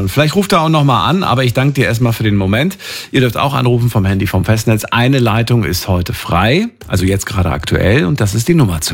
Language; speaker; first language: German; native; German